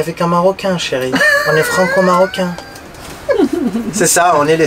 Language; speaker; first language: French; non-native, local second language; Arabic